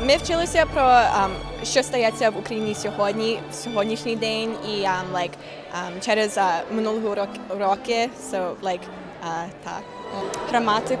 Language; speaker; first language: Ukrainian; early bilingual, heritage; English